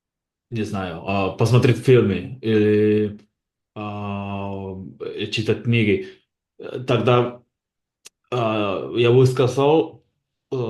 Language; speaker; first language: Russian; non-native, learner; Basque